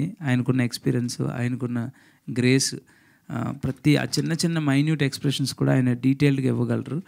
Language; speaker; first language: Telugu; native; Telugu